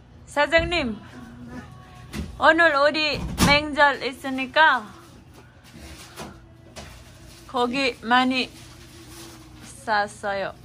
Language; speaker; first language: Korean; non-native, learner; Nepali